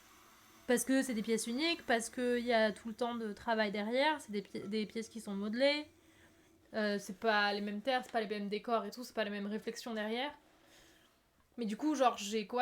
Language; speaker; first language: French; native; French